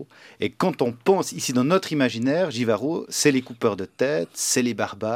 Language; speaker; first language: French; native; French